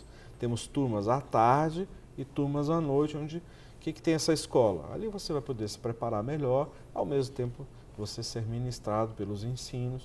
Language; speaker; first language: Portuguese; native; Portuguese